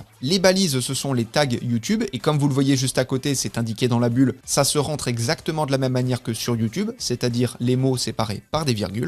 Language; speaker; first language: French; native; French